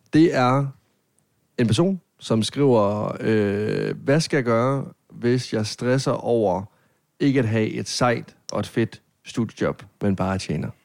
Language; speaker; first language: Danish; native; Danish